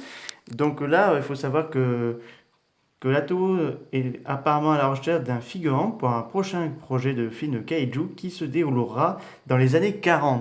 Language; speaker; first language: French; native; French